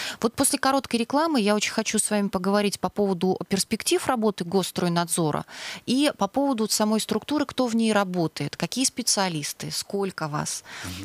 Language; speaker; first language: Russian; native; Russian